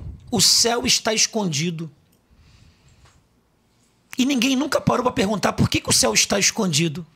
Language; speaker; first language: Portuguese; native; Portuguese